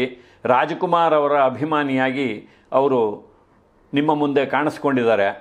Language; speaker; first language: Kannada; native; Kannada